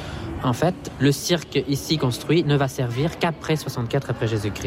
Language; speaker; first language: French; native; French